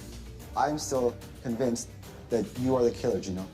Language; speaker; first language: English; native; English